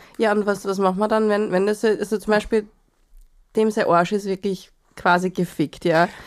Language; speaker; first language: German; native; German